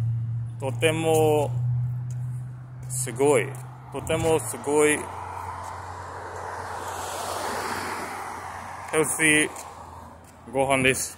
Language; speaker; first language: Japanese; non-native, learner; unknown